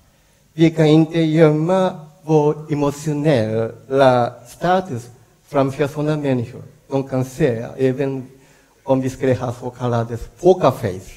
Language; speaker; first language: Swedish; non-native, learner; Japanese